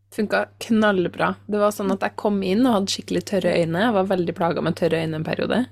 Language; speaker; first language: Norwegian; native; Norwegian